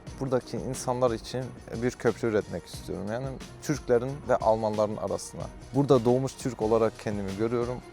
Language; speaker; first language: Turkish; early bilingual, heritage; Turkish